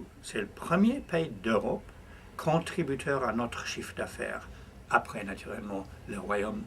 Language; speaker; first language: French; non-native, fluent; English